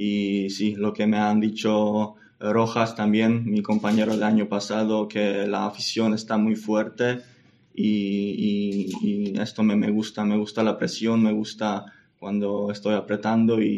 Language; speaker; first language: Spanish; non-native, fluent; English